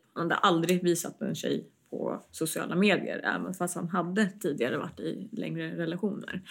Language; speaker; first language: Swedish; early bilingual, other home language; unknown